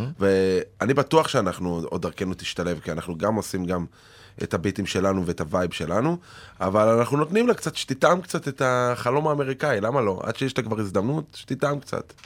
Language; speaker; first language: Hebrew; native; Hebrew